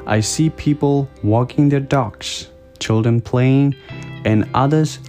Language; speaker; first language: English; non-native, fluent; Burmese